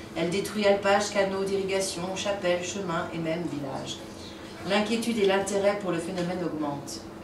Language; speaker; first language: French; native; French